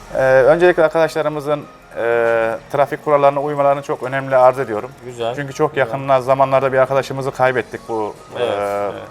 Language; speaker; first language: Turkish; native; Turkish